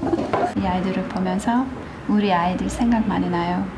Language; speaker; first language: Korean; non-native, learner; Hungarian